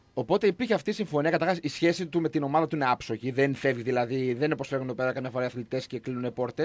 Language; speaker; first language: Greek; native; Greek